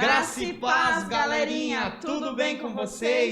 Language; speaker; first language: Portuguese; native; Portuguese